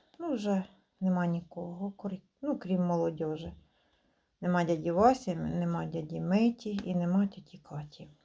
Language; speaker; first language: Ukrainian; native; Ukrainian